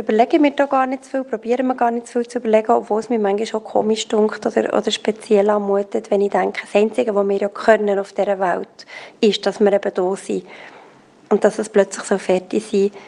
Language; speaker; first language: German; native; German